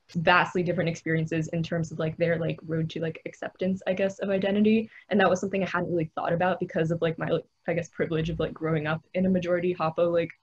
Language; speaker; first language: English; native; English